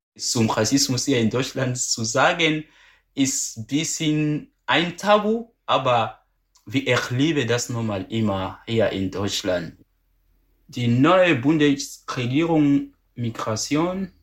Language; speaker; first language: German; non-native, learner; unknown